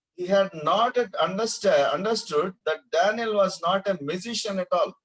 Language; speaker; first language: English; non-native, local second language; Telugu